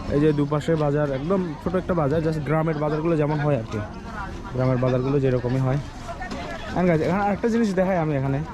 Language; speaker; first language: Bangla; non-native, local second language; Chakma